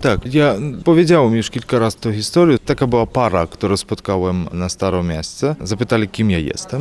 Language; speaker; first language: Polish; non-native, fluent; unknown